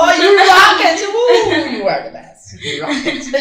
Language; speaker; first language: English; non-native, fluent; Portuguese